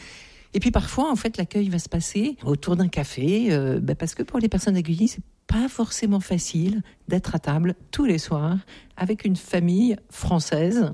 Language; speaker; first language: French; native; French